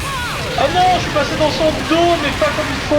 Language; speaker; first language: French; native; French